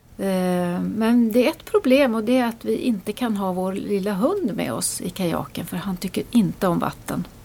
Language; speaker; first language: Swedish; native; Swedish